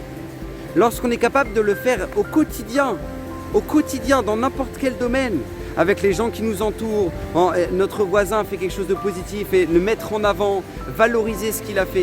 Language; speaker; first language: French; native; French